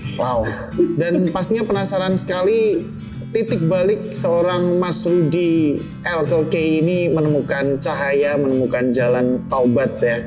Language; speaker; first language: Indonesian; native; Indonesian